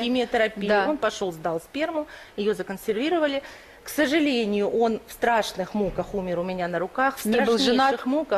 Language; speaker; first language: Russian; native; Russian